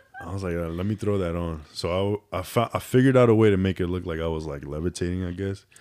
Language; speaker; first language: English; native; English